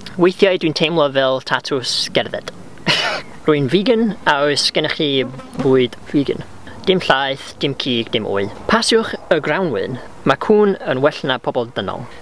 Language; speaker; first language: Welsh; non-native, local second language; English